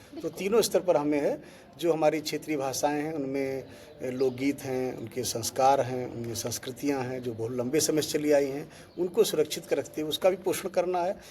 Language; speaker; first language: Hindi; native; Hindi